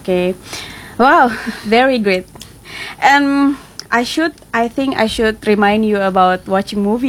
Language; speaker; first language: English; non-native, fluent; Indonesian